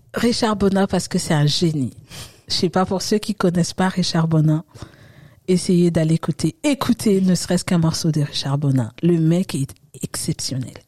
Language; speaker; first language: French; early bilingual, other home language; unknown